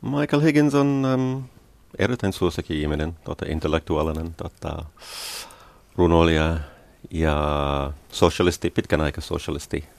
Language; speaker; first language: Finnish; non-native, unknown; English